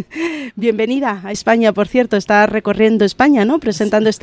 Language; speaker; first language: Spanish; native; Spanish